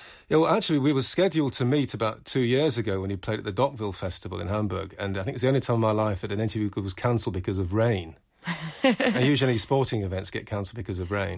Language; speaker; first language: English; native; English